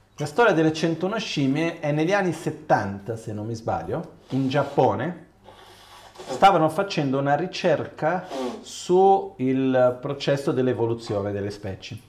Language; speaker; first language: Italian; non-native, fluent; Portuguese